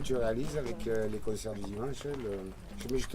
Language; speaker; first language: French; native; French